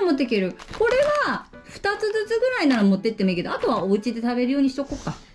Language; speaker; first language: Japanese; native; Japanese